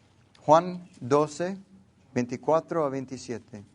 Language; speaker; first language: Spanish; non-native, learner; English